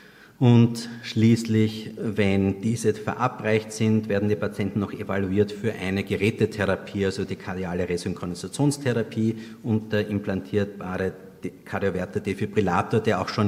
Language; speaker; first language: German; native; German